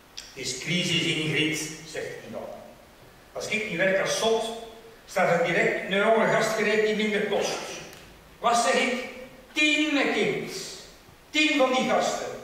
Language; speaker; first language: Dutch; native; Dutch